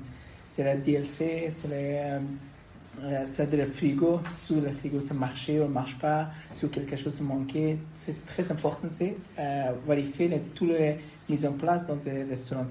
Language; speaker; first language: French; non-native, learner; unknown